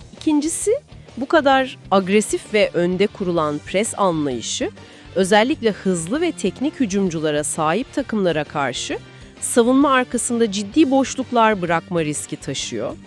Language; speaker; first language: Turkish; native; Turkish